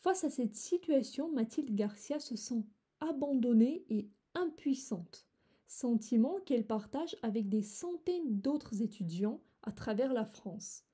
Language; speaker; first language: French; non-native, fluent; Russian